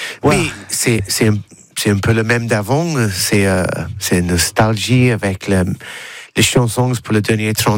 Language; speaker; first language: French; non-native, learner; English